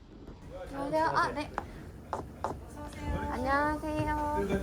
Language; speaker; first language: Korean; non-native, learner; English